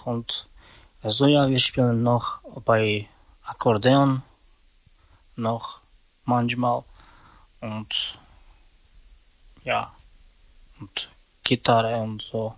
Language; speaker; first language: German; non-native, learner; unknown